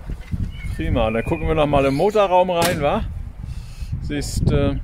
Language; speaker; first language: German; native; German